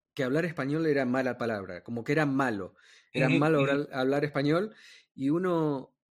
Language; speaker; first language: Spanish; native; Spanish